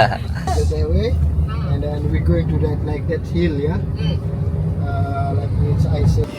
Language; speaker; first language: English; non-native, learner; Indonesian